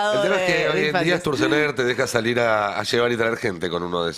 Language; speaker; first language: Spanish; native; Spanish